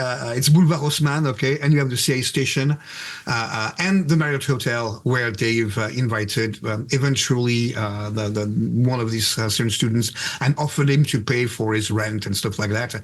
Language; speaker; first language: English; non-native, fluent; French